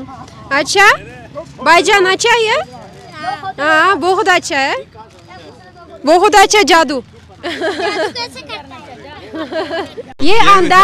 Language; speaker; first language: Hindi; non-native, learner; Kazakh